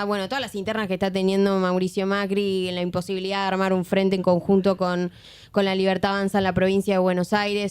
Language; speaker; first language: Spanish; native; Spanish